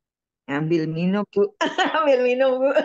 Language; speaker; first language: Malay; non-native, local second language; Javanese